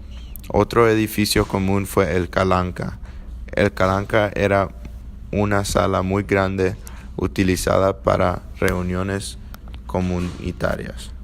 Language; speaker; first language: Spanish; non-native, learner; English